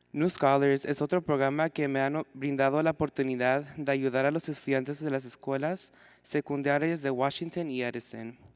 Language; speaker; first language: Spanish; early bilingual, heritage; Spanish